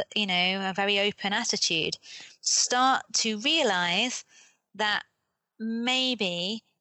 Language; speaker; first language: English; native; English